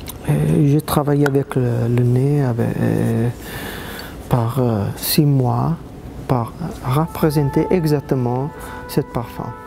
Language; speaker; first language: French; non-native, fluent; Italian